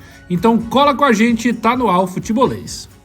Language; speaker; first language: Portuguese; native; Portuguese